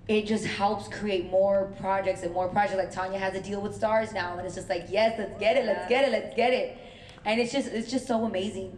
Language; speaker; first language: English; early bilingual, other home language; Urdu